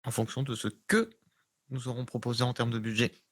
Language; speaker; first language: French; native; French